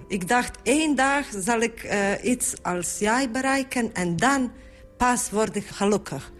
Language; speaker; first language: Dutch; non-native, fluent; Bosnian